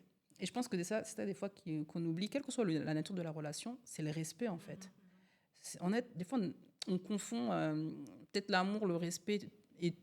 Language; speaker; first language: French; native; French